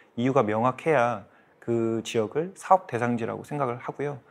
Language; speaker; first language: Korean; native; Korean